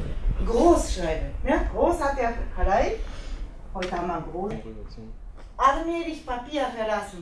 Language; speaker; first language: German; non-native, learner; Japanese